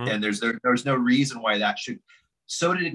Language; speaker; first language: English; native; English